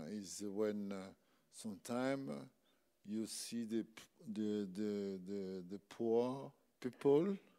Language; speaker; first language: English; non-native, learner; French